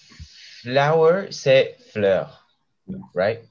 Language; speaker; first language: French; non-native, learner; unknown